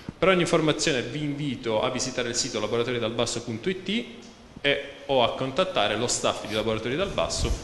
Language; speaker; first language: Italian; native; Italian